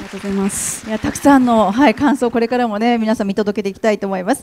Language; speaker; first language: Japanese; native; Japanese